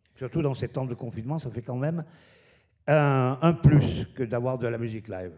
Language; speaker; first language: French; native; French